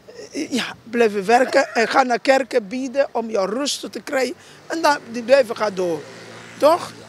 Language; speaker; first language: Dutch; non-native, learner; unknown